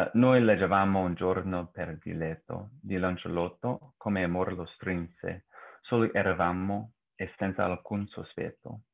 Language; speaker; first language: Italian; non-native, learner; English